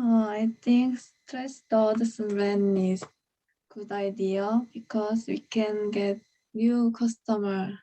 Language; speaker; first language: English; non-native, learner; Korean